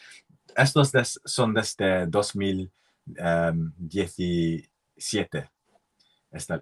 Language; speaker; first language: Spanish; non-native, learner; English